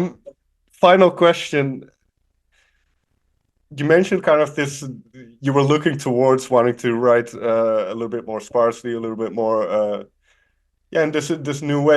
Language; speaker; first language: English; non-native, fluent; Dutch